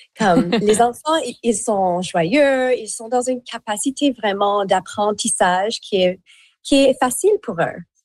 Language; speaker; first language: French; native; French